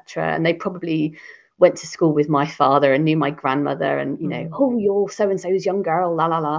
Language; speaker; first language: English; native; English